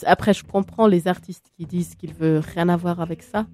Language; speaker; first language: French; native; French